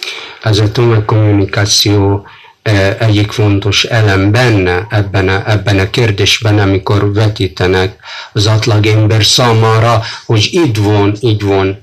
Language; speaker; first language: Hungarian; non-native, fluent; Arabic